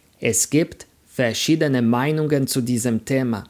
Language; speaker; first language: German; non-native, fluent; Polish